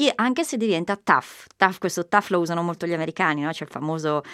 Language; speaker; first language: Italian; native; Italian